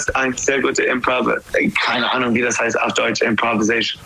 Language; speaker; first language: German; non-native, learner; English